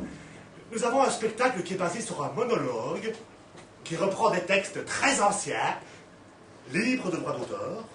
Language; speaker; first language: French; native; French